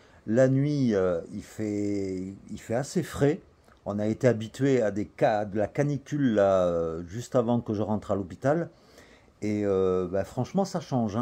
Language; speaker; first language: French; native; French